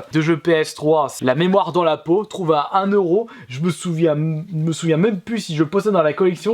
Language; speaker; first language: French; native; French